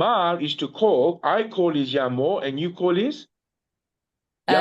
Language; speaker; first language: Spanish; non-native, learner; English